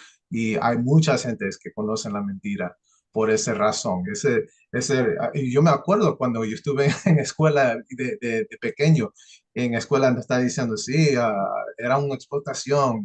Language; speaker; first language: Spanish; early bilingual, heritage; English